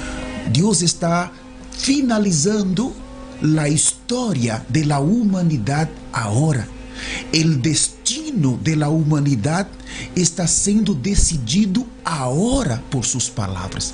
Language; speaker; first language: Spanish; non-native, learner; Portuguese